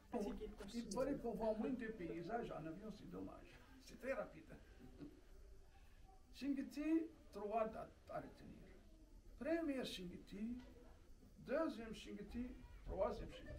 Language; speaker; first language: French; non-native, local second language; Arabic